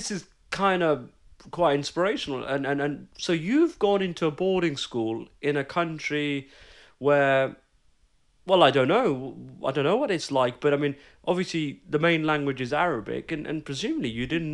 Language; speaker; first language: English; early bilingual, other home language; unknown